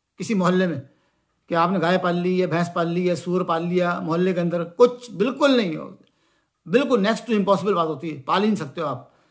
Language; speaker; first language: Hindi; native; Hindi